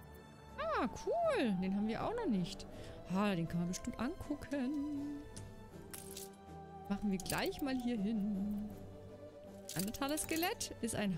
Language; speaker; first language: German; native; German